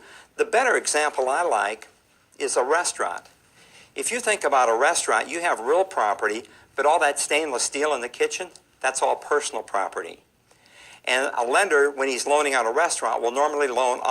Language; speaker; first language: English; native; English